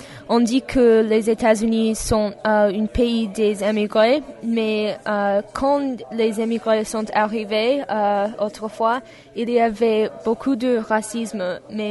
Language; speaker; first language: French; non-native, fluent; English